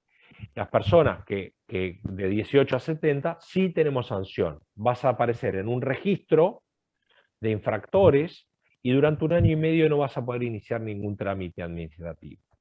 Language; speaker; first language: Spanish; native; Spanish